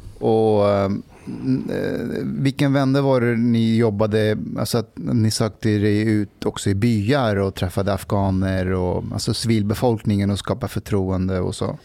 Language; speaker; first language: Swedish; early bilingual, other home language; Persian